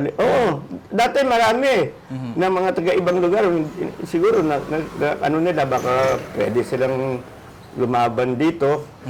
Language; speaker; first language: Filipino; non-native, local second language; Aklanon